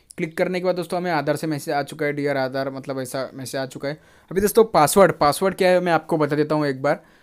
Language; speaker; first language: Hindi; non-native, local second language; Marathi